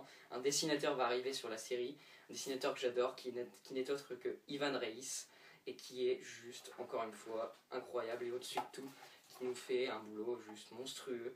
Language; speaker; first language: French; native; French